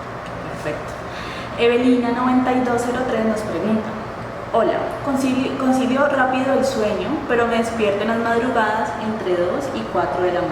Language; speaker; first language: Spanish; native; Spanish